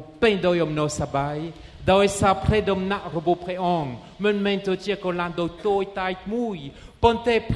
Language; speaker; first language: Khmer; non-native, fluent; French